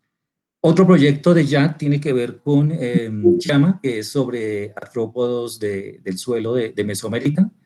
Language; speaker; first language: Spanish; native; Spanish